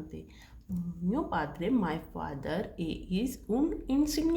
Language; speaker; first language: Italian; non-native, learner; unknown